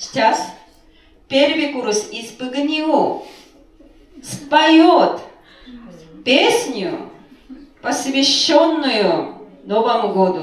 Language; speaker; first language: Russian; non-native, fluent; Korean